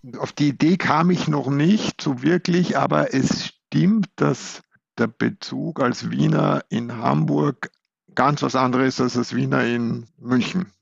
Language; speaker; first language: German; native; German